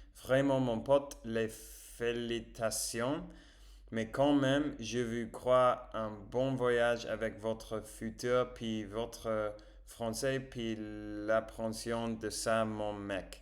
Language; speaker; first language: French; non-native, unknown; English